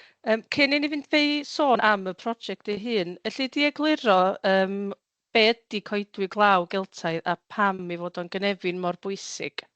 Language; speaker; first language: Welsh; native; Welsh